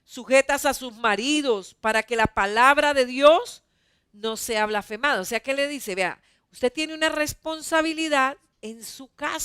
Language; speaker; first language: Spanish; native; Spanish